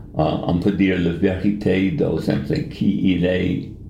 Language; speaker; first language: French; non-native, fluent; English